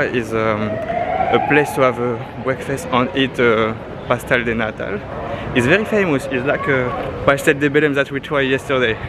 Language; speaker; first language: English; non-native, learner; French